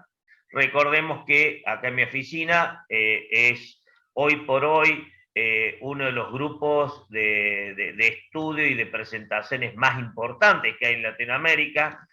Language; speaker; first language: Spanish; native; Spanish